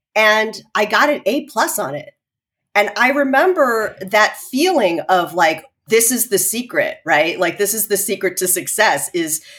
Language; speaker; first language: English; early bilingual, other home language; Chinese